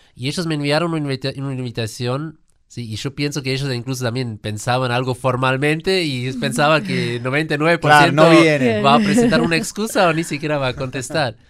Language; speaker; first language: Spanish; non-native, fluent; German